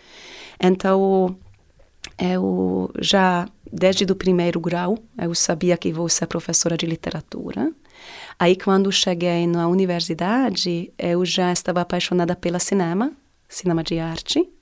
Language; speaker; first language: Portuguese; non-native, fluent; Hungarian